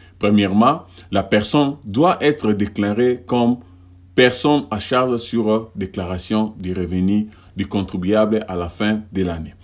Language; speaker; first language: French; non-native, local second language; Lingala